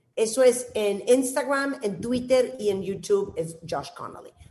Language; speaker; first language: Spanish; native; Spanish